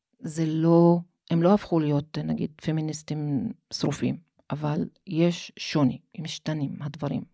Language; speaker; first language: Hebrew; non-native, local second language; Arabic